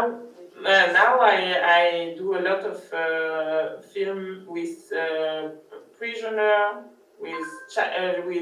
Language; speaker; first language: English; non-native, learner; French